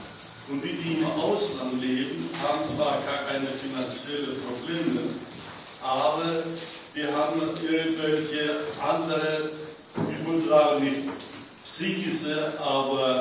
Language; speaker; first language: German; non-native, fluent; Greek